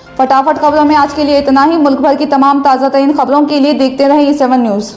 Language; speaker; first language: Urdu; native; Urdu